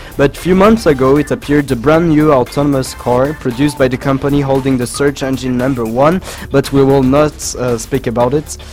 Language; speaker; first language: English; non-native, fluent; French